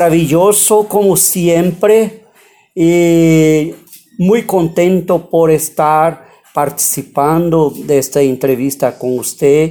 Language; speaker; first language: Spanish; non-native, fluent; Portuguese